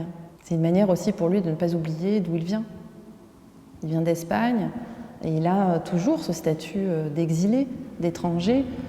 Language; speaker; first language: French; native; French